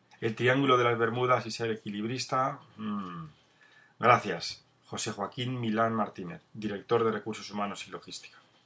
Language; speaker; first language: Spanish; native; Spanish